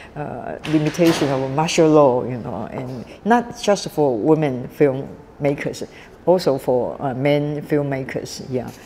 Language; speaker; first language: English; non-native, learner; Chinese